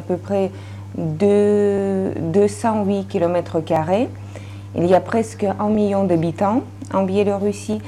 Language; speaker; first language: French; non-native, fluent; Russian